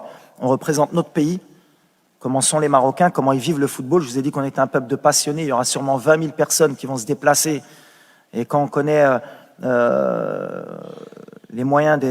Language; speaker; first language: French; native; French